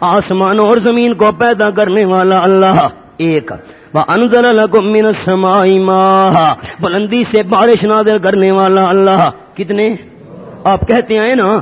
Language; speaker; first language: Urdu; non-native, local second language; Pashto